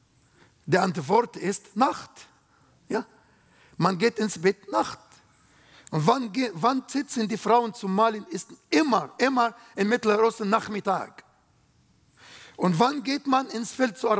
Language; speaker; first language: German; non-native, learner; Arabic